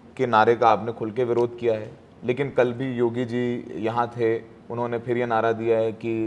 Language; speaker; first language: Hindi; native; Hindi